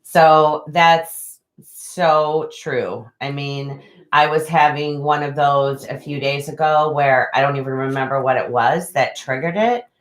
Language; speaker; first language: English; native; English